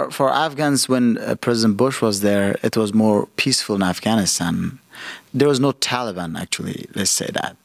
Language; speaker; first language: English; non-native, fluent; Persian